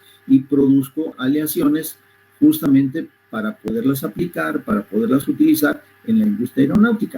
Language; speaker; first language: Spanish; native; Spanish